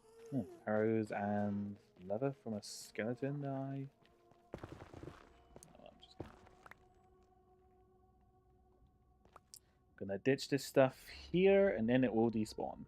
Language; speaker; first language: English; native; English